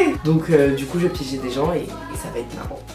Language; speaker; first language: French; native; French